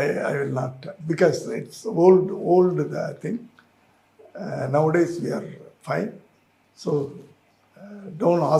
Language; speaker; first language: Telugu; non-native, learner; Tamil